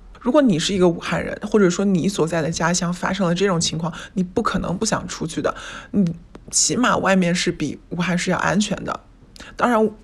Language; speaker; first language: Chinese; native; Chinese